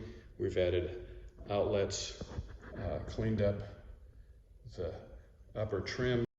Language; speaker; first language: English; native; English